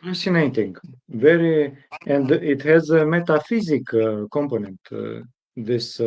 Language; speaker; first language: English; non-native, fluent; Romanian